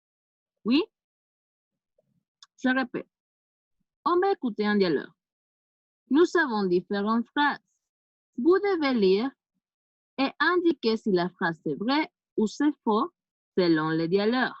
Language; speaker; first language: French; non-native, fluent; Spanish